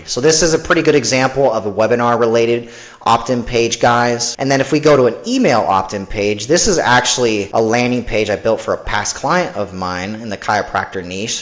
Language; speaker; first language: English; native; English